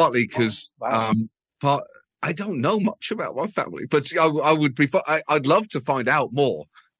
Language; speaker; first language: English; native; English